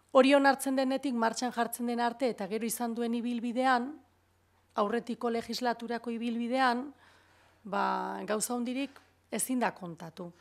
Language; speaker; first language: Basque; native; Basque